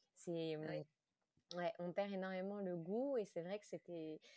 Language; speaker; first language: French; native; French